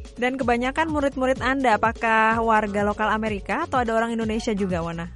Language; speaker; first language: Indonesian; native; Indonesian